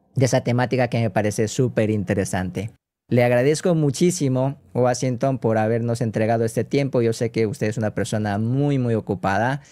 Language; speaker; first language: Spanish; non-native, fluent; Korean